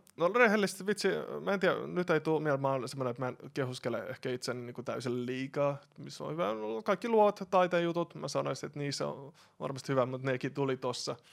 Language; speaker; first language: Finnish; early bilingual, other home language; Russian